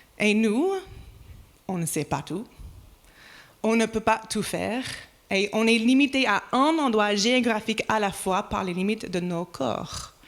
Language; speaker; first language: French; non-native, fluent; English